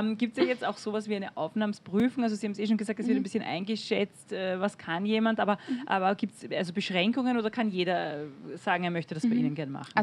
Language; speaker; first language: German; native; German